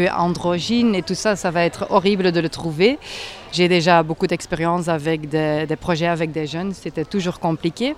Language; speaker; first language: French; non-native, local second language; Dutch